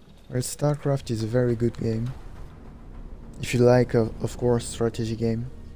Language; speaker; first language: English; non-native, fluent; French